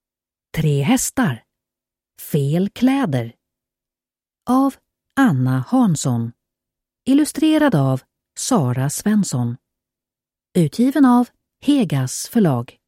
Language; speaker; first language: Swedish; native; Swedish